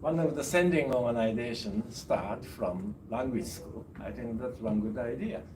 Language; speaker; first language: English; non-native, fluent; Japanese